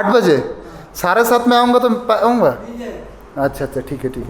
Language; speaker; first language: Hindi; non-native, local second language; Bangla